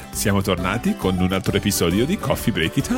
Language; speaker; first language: Italian; non-native, fluent; English